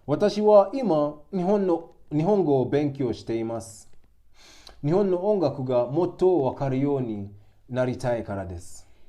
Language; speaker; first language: Japanese; non-native, learner; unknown